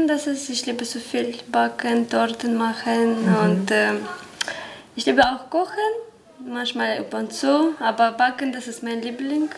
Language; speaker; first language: German; non-native, learner; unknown